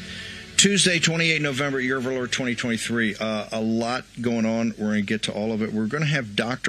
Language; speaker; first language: English; native; English